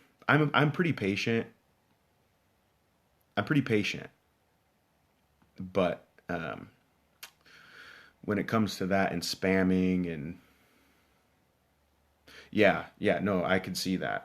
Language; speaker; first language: English; native; English